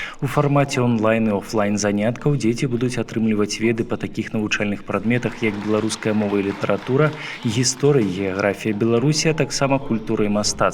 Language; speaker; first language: Belarusian; native; Belarusian